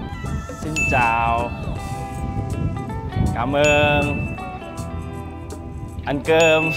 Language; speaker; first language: Vietnamese; non-native, learner; Thai